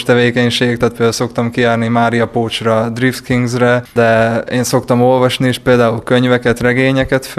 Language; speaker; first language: Hungarian; native; Hungarian